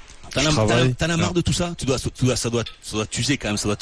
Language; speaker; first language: French; native; French